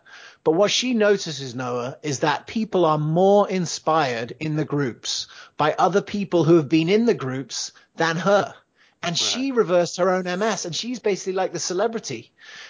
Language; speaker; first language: English; native; English